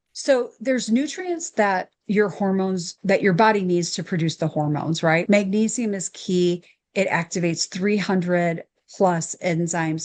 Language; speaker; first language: English; native; English